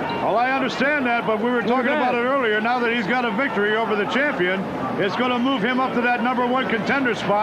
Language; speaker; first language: English; native; English